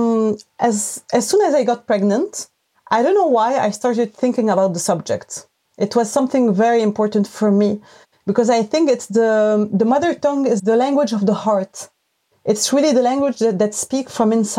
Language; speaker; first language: English; non-native, fluent; Arabic